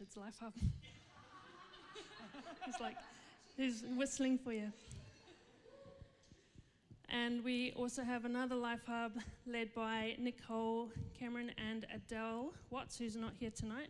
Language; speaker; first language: English; native; English